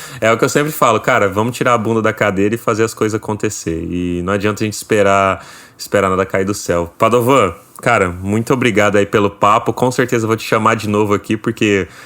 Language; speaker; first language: Portuguese; native; Portuguese